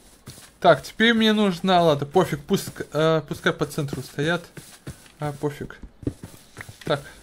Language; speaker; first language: Russian; native; Russian